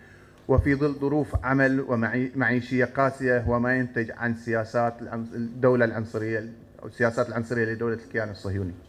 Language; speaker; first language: Arabic; native; Arabic